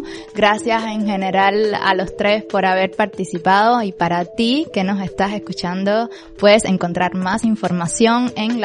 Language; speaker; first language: Spanish; native; Spanish